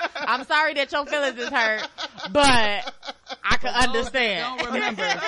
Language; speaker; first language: English; native; English